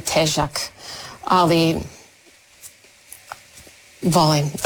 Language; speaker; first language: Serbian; non-native, learner; English